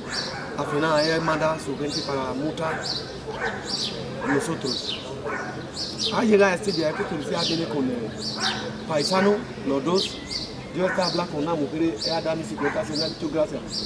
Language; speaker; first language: Spanish; non-native, learner; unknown